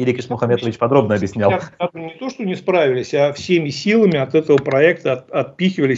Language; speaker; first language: Russian; native; Russian